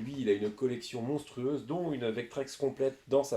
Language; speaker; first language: French; native; French